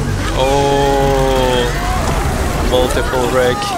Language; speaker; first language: English; non-native, fluent; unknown